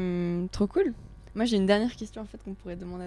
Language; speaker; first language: French; native; French